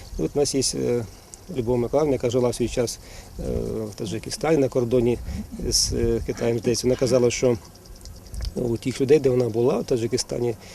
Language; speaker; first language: Ukrainian; non-native, local second language; Russian